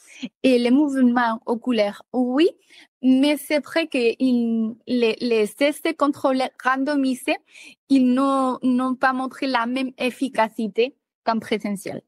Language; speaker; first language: French; native; French